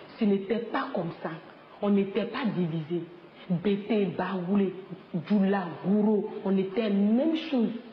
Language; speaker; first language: French; non-native, local second language; Dyula